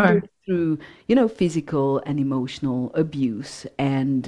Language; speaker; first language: English; non-native, local second language; Shona